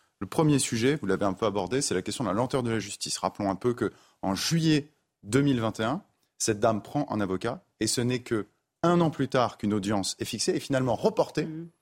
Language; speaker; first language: French; native; French